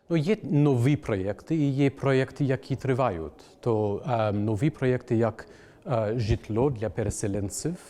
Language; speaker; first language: Ukrainian; non-native, fluent; English